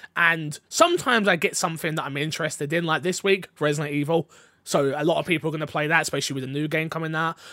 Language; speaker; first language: English; native; English